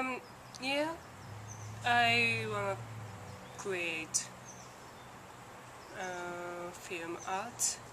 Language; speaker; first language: English; non-native, learner; Japanese